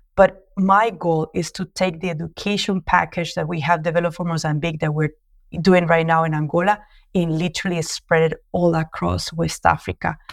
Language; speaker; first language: English; non-native, fluent; Spanish